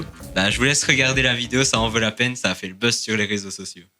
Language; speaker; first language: French; native; French